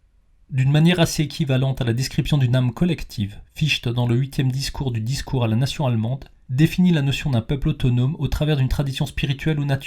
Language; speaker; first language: French; native; French